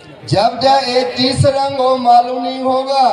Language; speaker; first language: Hindi; non-native, learner; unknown